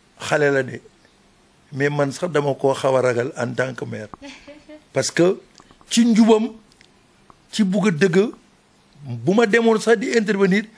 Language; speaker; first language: Wolof; native; Wolof